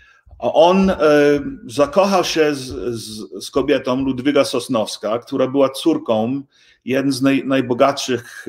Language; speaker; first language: Polish; early bilingual, heritage; English